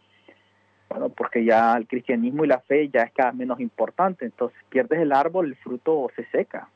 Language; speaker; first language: Spanish; native; Spanish